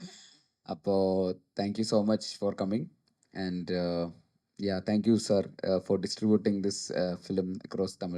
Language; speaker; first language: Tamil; non-native, learner; Malayalam